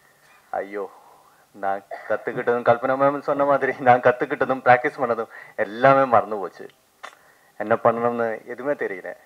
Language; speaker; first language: Tamil; non-native, learner; Malayalam